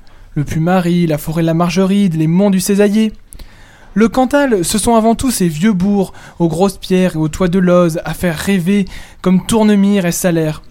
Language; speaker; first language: French; native; French